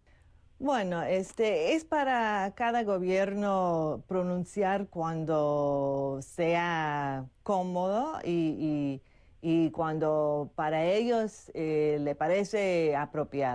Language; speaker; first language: Spanish; non-native, fluent; English